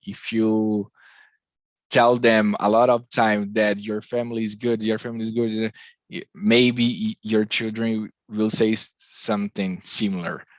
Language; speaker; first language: English; non-native, learner; Portuguese